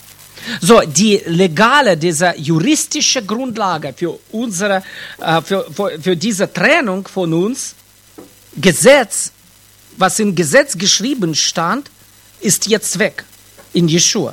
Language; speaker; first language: German; non-native, fluent; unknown